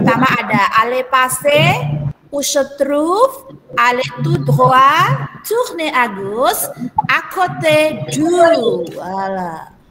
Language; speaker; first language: French; non-native, fluent; Indonesian